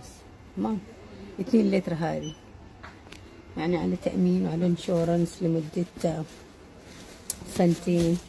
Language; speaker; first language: Arabic; native; Arabic